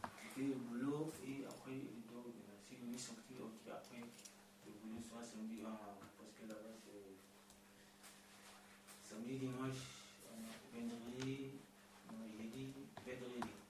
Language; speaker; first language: French; non-native, learner; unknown